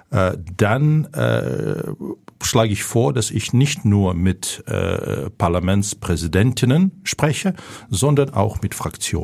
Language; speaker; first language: German; non-native, fluent; Ukrainian